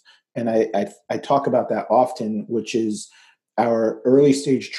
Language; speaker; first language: English; native; English